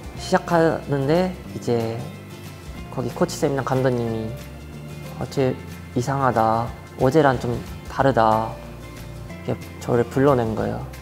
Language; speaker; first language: Korean; early bilingual, heritage; Japanese